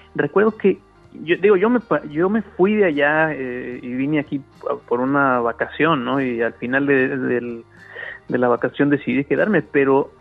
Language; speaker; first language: Spanish; native; Spanish